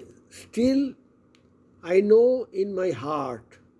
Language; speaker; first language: English; non-native, local second language; Bangla